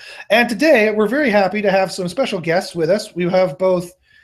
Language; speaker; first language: English; native; English